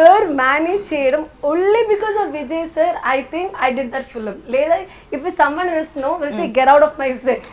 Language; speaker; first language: Telugu; non-native, learner; Malayalam